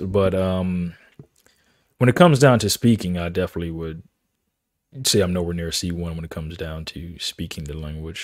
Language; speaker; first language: English; native; English